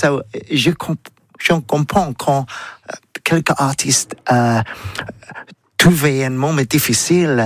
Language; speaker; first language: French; non-native, learner; English